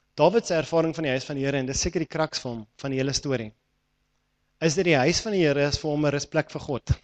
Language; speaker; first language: Afrikaans; native; Afrikaans